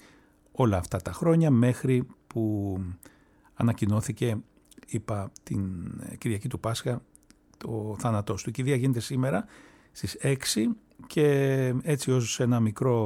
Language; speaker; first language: Greek; native; Greek